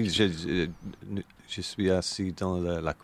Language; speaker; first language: French; non-native, learner; English